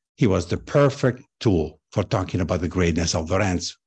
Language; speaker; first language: English; non-native, fluent; Italian